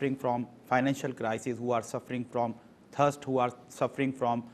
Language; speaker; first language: English; non-native, local second language; Urdu